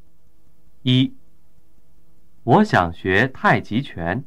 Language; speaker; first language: Chinese; native; Chinese